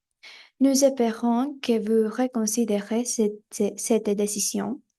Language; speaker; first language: French; non-native, fluent; Spanish